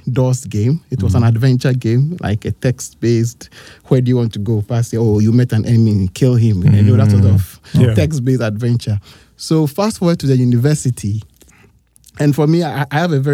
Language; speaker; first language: English; non-native, local second language; Akan